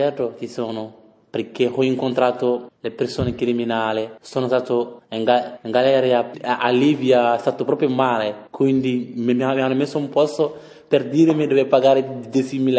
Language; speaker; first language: Italian; non-native, learner; French